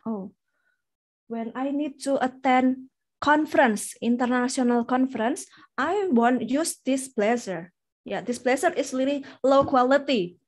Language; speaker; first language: English; non-native, fluent; Indonesian